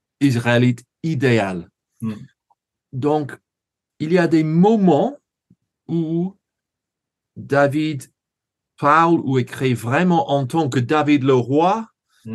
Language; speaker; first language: French; non-native, learner; English